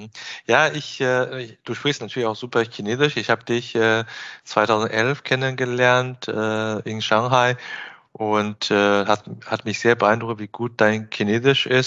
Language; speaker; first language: German; non-native, fluent; Chinese